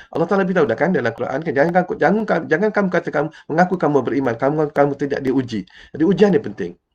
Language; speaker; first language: Malay; native; Malay